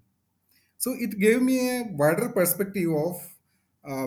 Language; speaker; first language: English; non-native, local second language; Malayalam